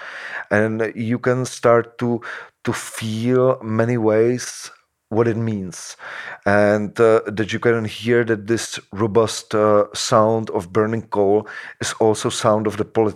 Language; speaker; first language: English; non-native, fluent; Czech